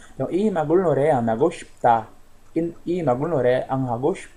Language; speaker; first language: Korean; non-native, learner; Portuguese